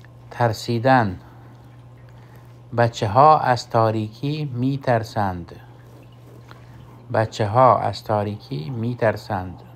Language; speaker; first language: Persian; non-native, fluent; Urdu